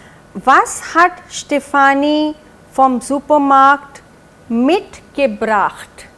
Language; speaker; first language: German; non-native, fluent; Hindi